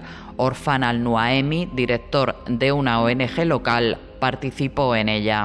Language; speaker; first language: Spanish; native; Spanish